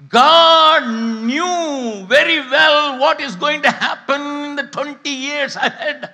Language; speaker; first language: English; non-native, local second language; Tamil